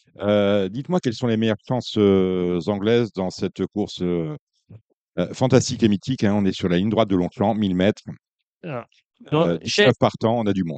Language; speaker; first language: French; native; French